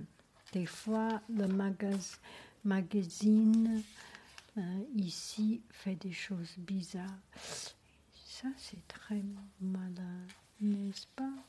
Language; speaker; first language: French; non-native, learner; Chinese